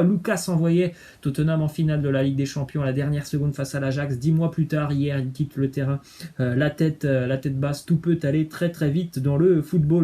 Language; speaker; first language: French; native; French